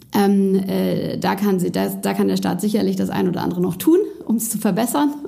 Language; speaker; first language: German; native; German